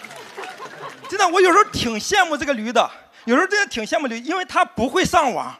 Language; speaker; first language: Chinese; native; Chinese